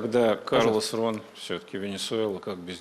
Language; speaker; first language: Russian; native; Russian